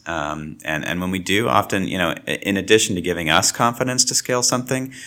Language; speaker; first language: English; native; English